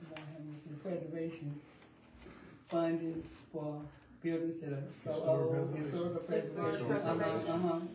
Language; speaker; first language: English; native; English